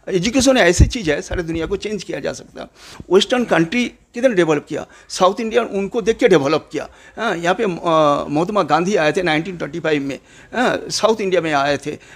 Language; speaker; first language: Hindi; non-native, local second language; Bangla